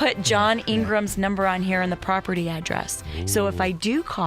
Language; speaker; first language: English; native; English